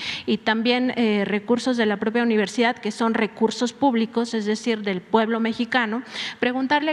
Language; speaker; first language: Spanish; native; Spanish